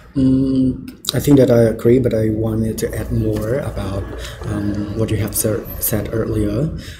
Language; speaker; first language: English; non-native, learner; Khmer